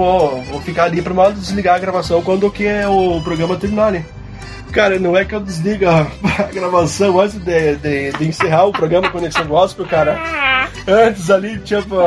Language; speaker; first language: Portuguese; native; Portuguese